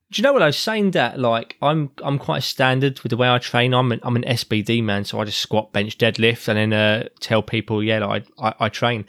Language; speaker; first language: English; native; English